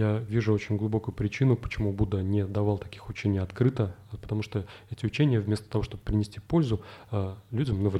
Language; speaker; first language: Russian; native; Russian